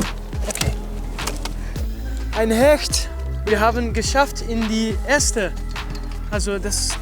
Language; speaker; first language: German; non-native, learner; Dutch